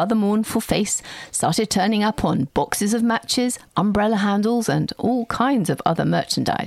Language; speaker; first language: English; native; English